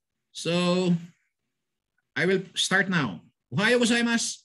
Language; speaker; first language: English; non-native, local second language; Filipino